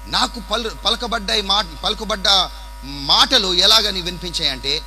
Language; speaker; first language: Telugu; non-native, local second language; English